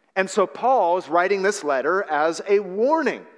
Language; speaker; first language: English; native; English